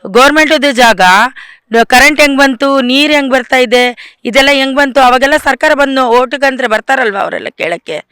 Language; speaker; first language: Kannada; non-native, local second language; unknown